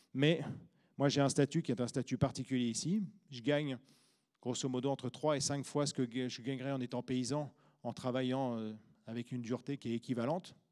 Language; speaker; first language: French; native; French